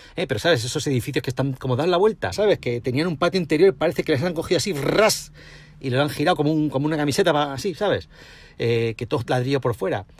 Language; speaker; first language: Spanish; native; Spanish